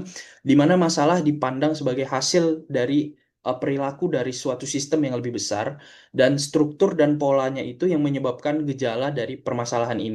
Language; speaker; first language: Indonesian; native; Indonesian